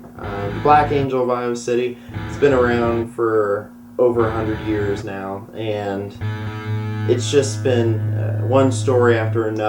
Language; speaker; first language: English; native; English